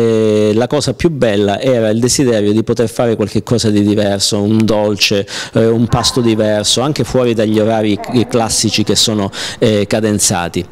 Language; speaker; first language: Italian; native; Italian